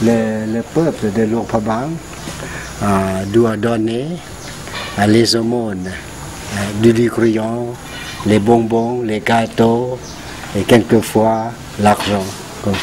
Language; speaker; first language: French; non-native, fluent; Lao